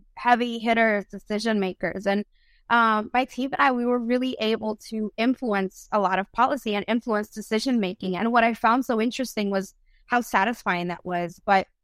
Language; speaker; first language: English; early bilingual, other home language; Spanish